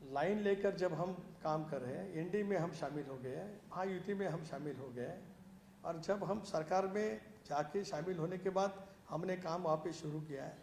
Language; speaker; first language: Hindi; non-native, local second language; Marathi